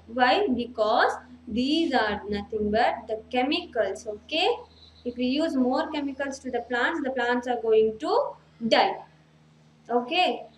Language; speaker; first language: English; non-native, local second language; Telugu